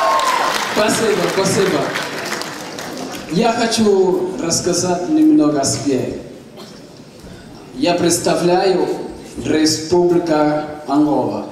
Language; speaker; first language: Russian; native; Russian